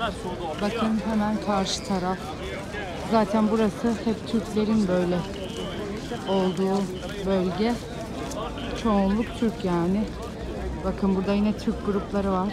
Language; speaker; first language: Turkish; native; Turkish